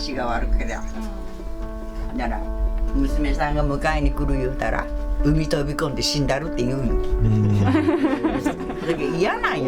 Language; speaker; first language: Japanese; native; Japanese